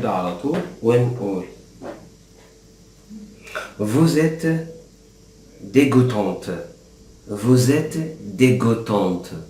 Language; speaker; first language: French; non-native, fluent; Arabic